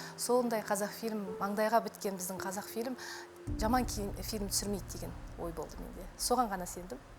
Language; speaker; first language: Kazakh; early bilingual, heritage; Kazakh